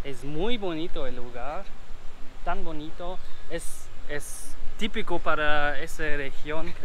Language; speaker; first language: Spanish; non-native, learner; German